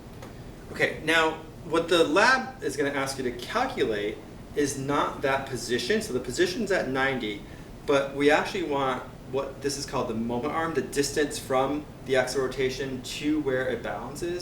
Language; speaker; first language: English; native; English